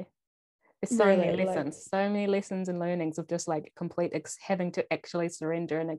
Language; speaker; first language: English; native; English